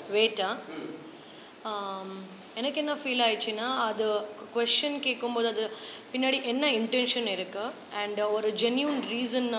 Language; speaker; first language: Tamil; non-native, learner; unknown